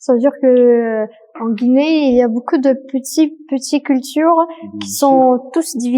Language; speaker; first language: French; non-native, fluent; Russian